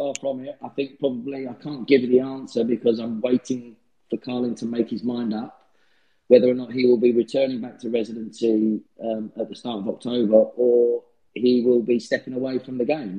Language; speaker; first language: English; native; English